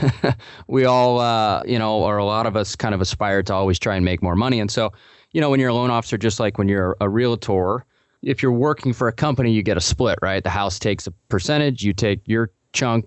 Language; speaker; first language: English; native; English